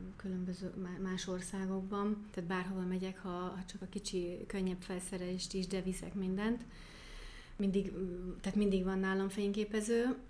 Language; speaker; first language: Hungarian; non-native, fluent; German